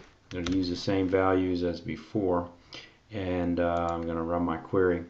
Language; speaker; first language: English; native; English